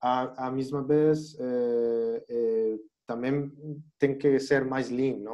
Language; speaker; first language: Portuguese; non-native, learner; Spanish